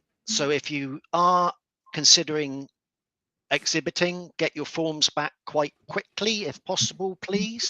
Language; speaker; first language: English; native; English